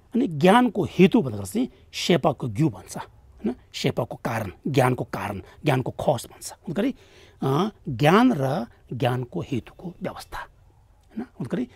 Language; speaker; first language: Nepali; non-native, local second language; Tibetan